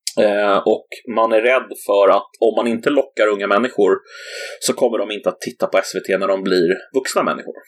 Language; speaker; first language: Swedish; native; Swedish